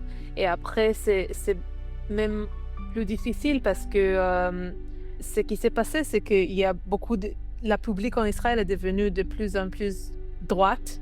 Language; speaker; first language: French; non-native, learner; Hebrew